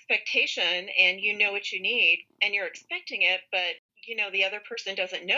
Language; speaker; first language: English; native; English